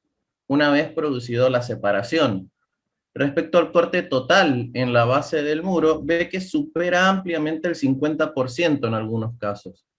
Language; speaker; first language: Spanish; native; Spanish